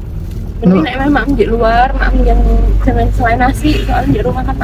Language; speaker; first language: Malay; non-native, local second language; Javanese